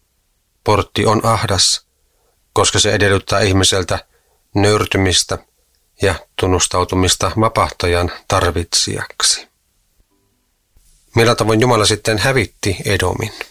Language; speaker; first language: Finnish; native; Finnish